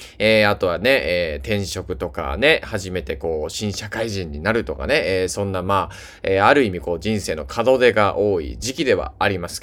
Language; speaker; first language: Japanese; native; Japanese